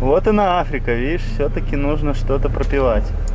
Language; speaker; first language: Russian; native; Russian